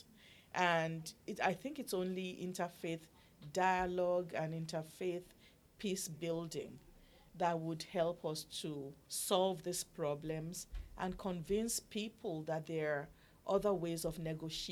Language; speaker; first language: English; non-native, local second language; Yoruba